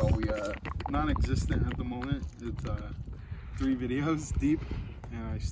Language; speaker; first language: English; native; English